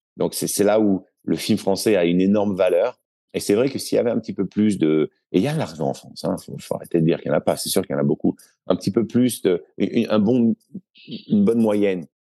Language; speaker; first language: French; native; French